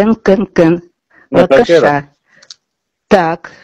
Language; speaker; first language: Hebrew; non-native, learner; Russian